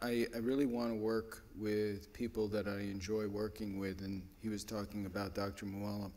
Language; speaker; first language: English; native; English